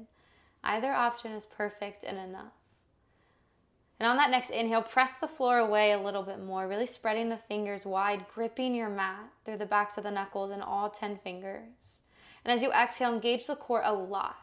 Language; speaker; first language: English; native; English